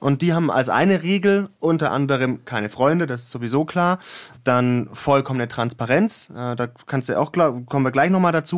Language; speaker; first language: German; native; German